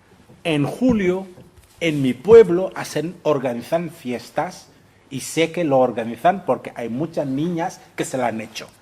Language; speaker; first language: Spanish; non-native, fluent; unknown